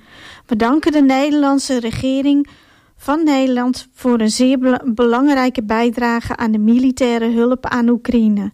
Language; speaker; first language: Dutch; non-native, fluent; Ukrainian